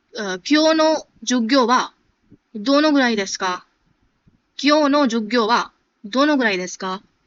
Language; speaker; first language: Japanese; non-native, fluent; Hindi